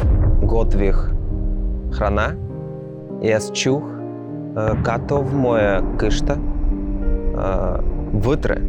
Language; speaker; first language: Bulgarian; non-native, learner; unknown